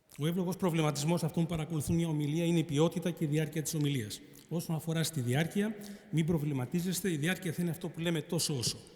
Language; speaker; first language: Greek; native; Greek